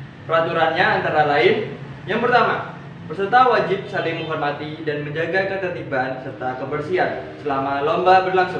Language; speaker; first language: Indonesian; native; Indonesian